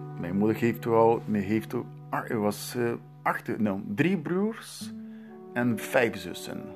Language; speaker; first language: Dutch; non-native, learner; Portuguese